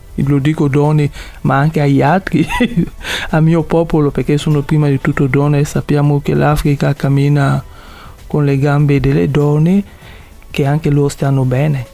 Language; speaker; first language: Italian; non-native, fluent; Bambara